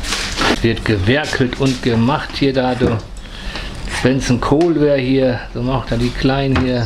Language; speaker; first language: German; native; German